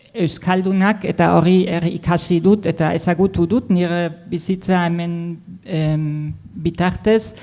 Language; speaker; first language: Basque; non-native, fluent; German